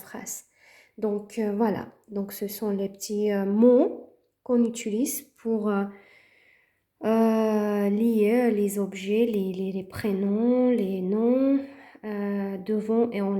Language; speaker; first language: French; native; French